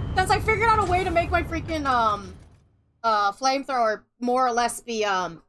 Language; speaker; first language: English; native; English